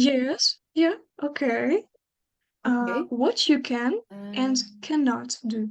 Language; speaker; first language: English; non-native, fluent; Ukrainian